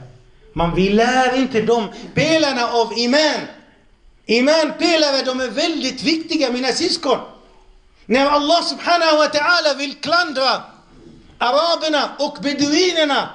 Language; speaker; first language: Swedish; non-native, local second language; Arabic